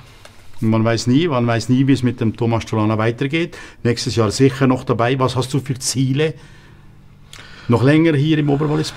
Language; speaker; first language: German; native; German